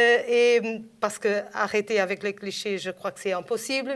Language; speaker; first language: French; non-native, fluent; Portuguese